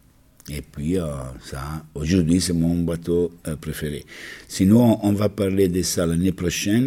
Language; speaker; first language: French; non-native, learner; Italian